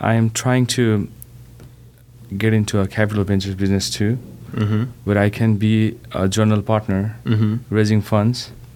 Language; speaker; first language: English; non-native, local second language; Nepali